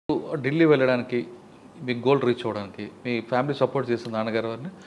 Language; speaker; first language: Telugu; native; Telugu